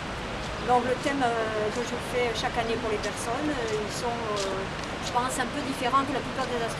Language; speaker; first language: French; native; French